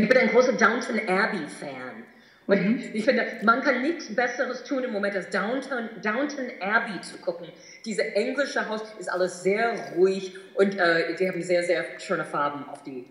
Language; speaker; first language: German; non-native, fluent; English